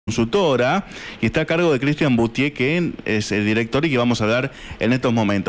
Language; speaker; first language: Spanish; native; Spanish